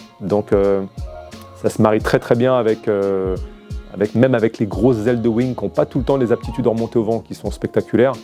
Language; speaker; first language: French; native; French